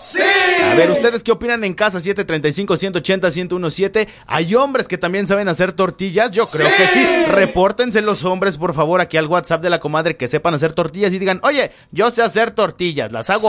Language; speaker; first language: Spanish; native; Spanish